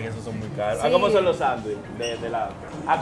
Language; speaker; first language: Spanish; native; Spanish